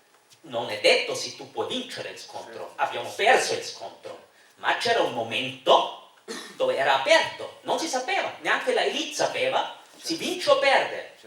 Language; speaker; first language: Italian; non-native, fluent; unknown